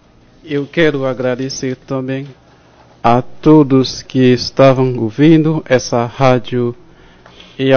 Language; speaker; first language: Portuguese; non-native, fluent; Haitian Creole